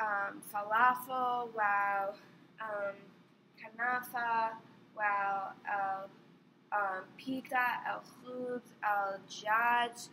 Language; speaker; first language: Arabic; non-native, learner; English